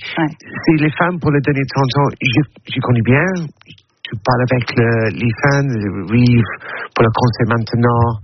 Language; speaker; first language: French; non-native, learner; English